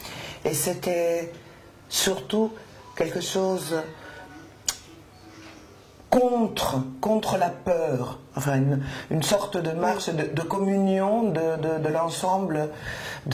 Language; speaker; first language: French; non-native, fluent; Spanish